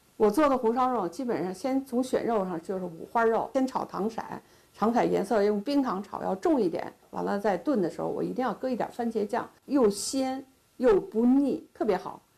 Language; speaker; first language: Chinese; native; Chinese